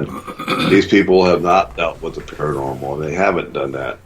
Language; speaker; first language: English; native; English